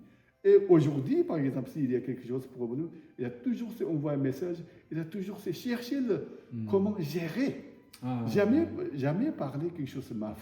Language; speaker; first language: French; non-native, learner; Tibetan